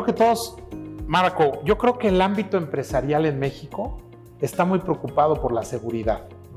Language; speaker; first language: Spanish; native; Spanish